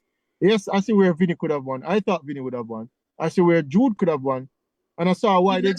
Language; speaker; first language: English; native; English